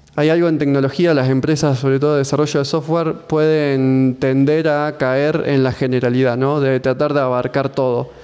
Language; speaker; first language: Spanish; native; Spanish